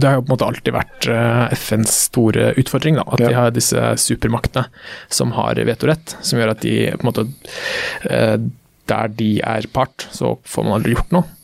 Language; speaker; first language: Norwegian; native; Norwegian